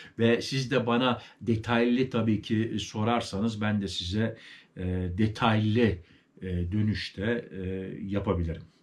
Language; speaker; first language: Turkish; early bilingual, heritage; Turkish